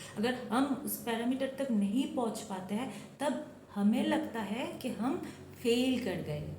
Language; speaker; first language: Hindi; non-native, local second language; Bangla